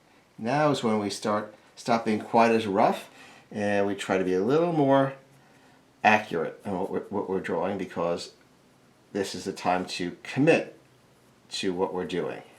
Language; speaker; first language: English; native; English